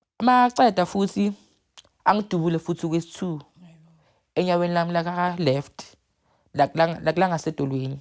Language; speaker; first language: Zulu; native; Zulu